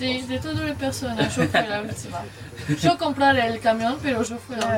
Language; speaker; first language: Spanish; non-native, learner; French